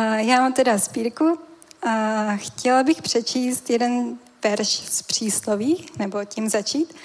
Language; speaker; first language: Czech; native; Czech